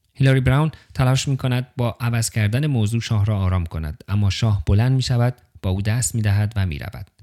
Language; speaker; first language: Persian; native; Persian